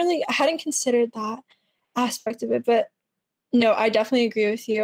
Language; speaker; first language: English; early bilingual, other home language; Spanish